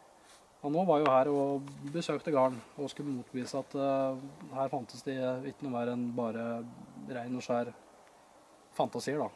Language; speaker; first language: Norwegian; native; Norwegian